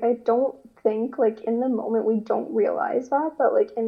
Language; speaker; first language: English; native; English